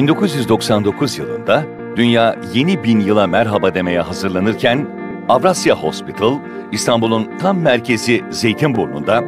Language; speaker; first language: Turkish; native; Turkish